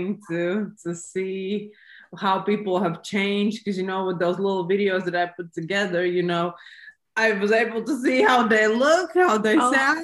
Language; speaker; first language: English; non-native, fluent; Latvian